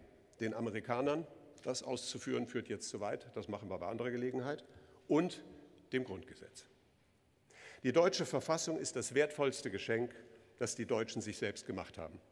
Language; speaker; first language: German; native; German